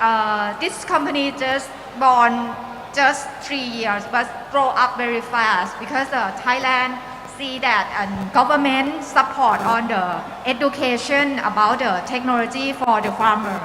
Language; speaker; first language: English; non-native, learner; Thai